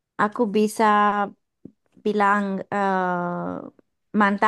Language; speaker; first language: Indonesian; non-native, learner; English